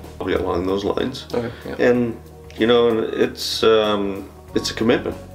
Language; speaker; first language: English; native; English